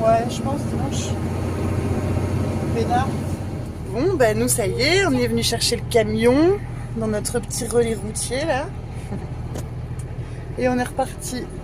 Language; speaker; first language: French; native; French